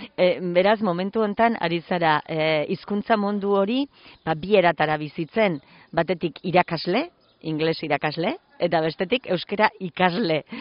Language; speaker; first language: Basque; native; Basque